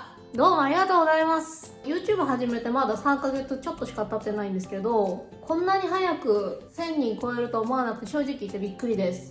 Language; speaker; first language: Japanese; native; Japanese